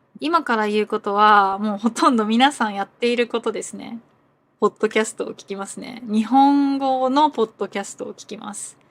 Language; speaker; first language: Japanese; native; Japanese